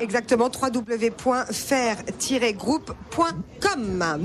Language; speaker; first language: French; native; French